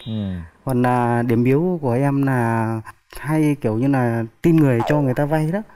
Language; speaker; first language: Vietnamese; native; Vietnamese